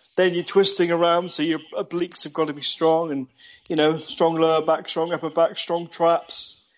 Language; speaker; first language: English; native; English